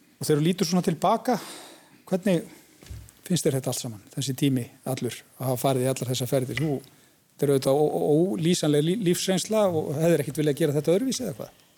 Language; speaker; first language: Icelandic; early bilingual, other home language; Hungarian